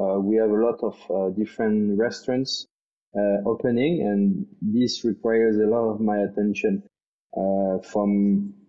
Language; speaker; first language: English; non-native, fluent; French